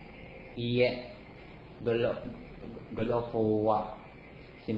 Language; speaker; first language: Japanese; non-native, learner; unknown